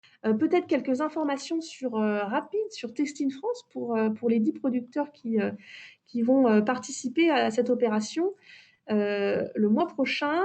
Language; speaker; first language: French; native; French